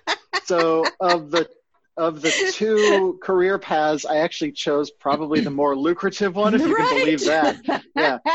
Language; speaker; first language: English; native; English